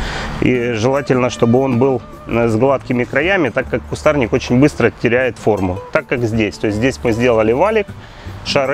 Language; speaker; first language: Russian; native; Russian